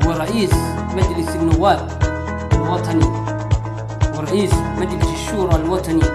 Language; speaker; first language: Arabic; non-native, fluent; Indonesian